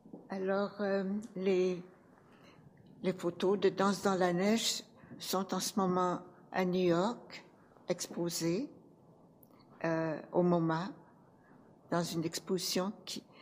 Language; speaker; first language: French; native; French